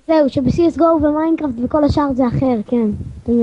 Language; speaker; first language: Hebrew; native; Hebrew